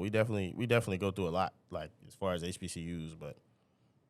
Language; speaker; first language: English; native; English